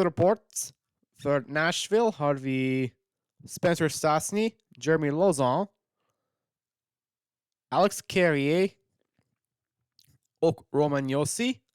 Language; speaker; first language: Swedish; non-native, learner; English